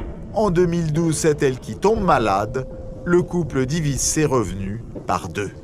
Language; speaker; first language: French; native; French